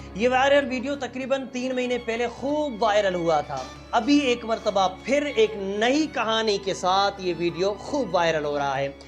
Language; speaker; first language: Hindi; native; Hindi